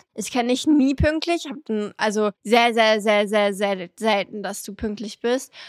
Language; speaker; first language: German; early bilingual, other home language; French